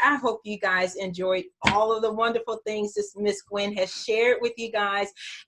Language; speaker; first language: English; native; English